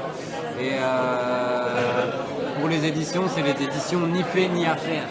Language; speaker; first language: French; native; French